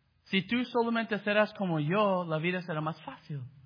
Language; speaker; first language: Spanish; non-native, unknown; English